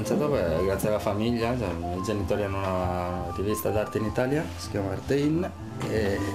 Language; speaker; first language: Italian; native; Italian